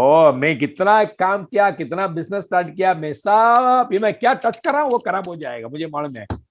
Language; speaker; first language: Hindi; non-native, fluent; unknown